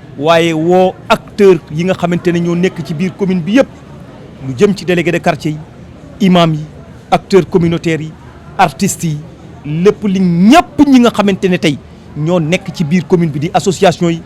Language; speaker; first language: Wolof; native; Wolof